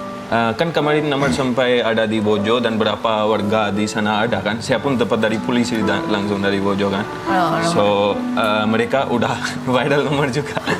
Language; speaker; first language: Indonesian; non-native, fluent; Hindi